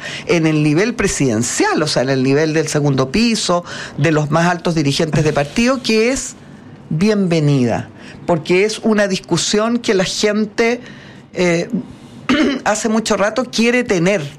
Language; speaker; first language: Spanish; native; Spanish